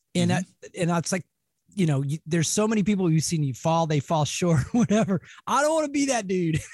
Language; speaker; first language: English; native; English